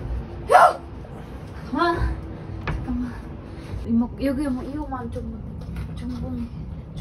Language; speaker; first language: Korean; non-native, learner; Ukrainian